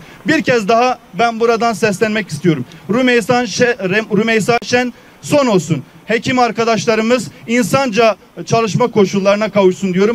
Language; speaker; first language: Turkish; native; Turkish